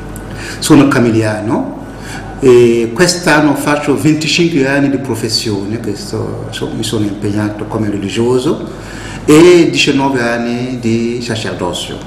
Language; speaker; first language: Italian; non-native, fluent; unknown